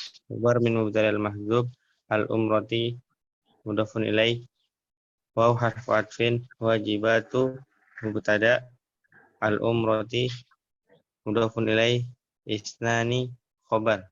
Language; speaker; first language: Arabic; non-native, learner; Indonesian